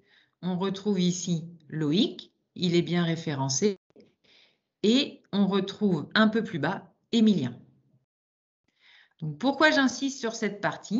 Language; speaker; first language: French; native; French